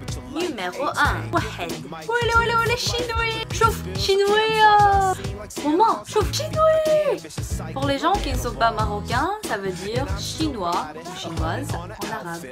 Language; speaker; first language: French; non-native, fluent; Korean